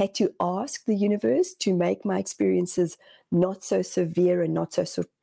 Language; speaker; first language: English; native; English